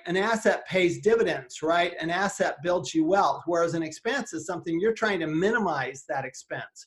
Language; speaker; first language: English; native; English